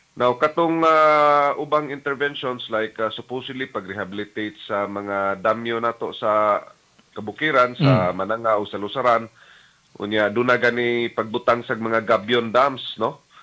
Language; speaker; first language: Cebuano; native; Cebuano